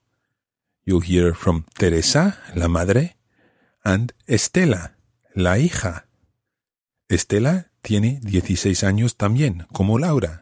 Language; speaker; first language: Spanish; non-native, fluent; English